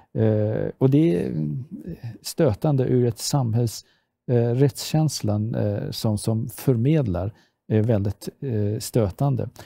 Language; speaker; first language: Swedish; non-native, fluent; Persian